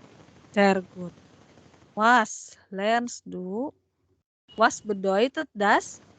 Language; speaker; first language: German; non-native, fluent; Indonesian